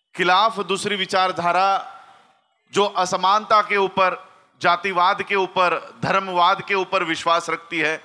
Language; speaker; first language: Hindi; native; Hindi